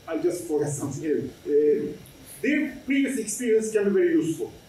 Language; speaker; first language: English; non-native, fluent; Turkish